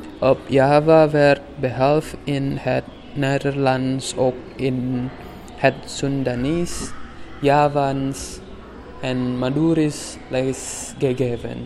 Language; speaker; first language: Dutch; non-native, learner; Indonesian